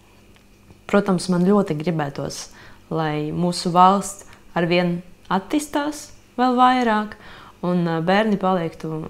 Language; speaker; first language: Latvian; non-native, local second language; Russian